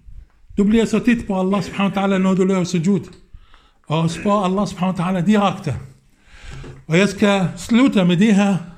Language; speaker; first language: Danish; non-native, fluent; Arabic